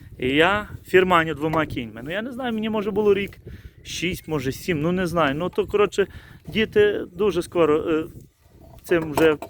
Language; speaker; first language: Ukrainian; native; Ukrainian